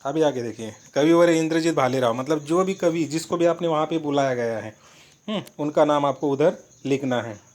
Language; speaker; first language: Hindi; non-native, local second language; Marathi